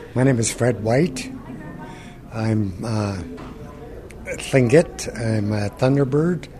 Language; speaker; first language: English; early bilingual, other home language; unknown